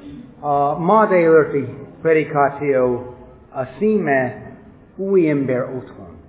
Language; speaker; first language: Hungarian; non-native, fluent; English